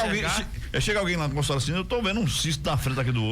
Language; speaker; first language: Portuguese; native; Portuguese